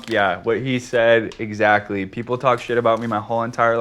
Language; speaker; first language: English; native; English